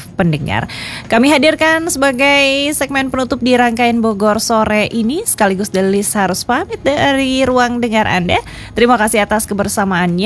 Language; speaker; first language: Indonesian; native; Indonesian